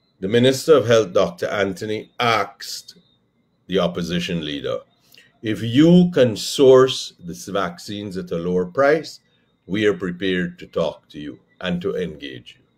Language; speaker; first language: English; native; English